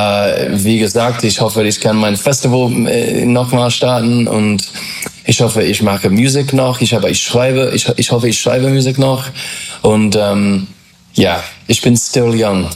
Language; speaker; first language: German; non-native, learner; English